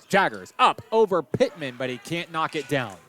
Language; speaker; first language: English; native; English